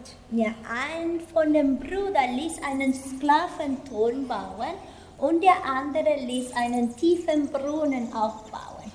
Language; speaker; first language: German; non-native, fluent; Spanish